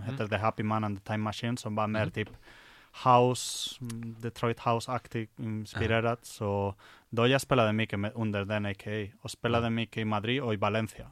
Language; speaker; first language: Swedish; non-native, fluent; Spanish